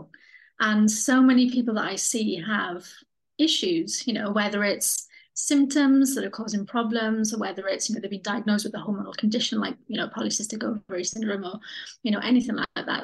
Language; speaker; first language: English; native; English